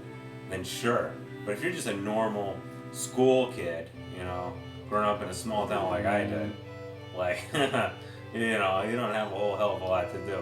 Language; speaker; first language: English; native; English